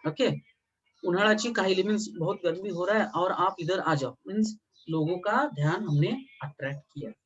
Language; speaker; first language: Hindi; non-native, local second language; Marathi